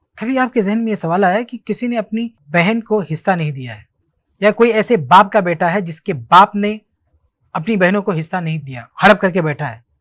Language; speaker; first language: Hindi; native; Hindi